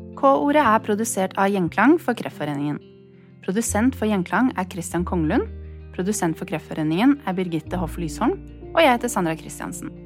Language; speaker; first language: Norwegian; early bilingual, other home language; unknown